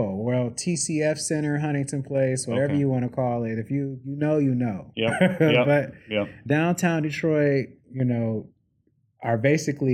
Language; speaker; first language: English; native; English